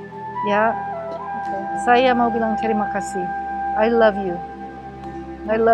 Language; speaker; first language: Indonesian; non-native, learner; English